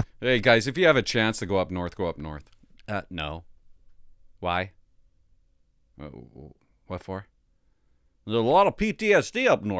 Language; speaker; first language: English; native; English